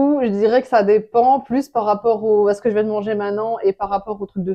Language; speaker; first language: French; native; French